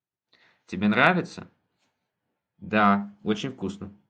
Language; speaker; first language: Russian; non-native, fluent; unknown